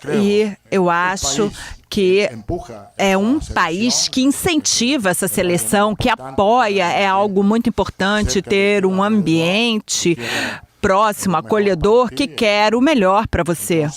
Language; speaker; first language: Portuguese; non-native, fluent; Italian